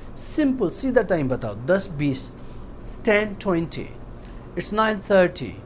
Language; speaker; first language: Urdu; native; Urdu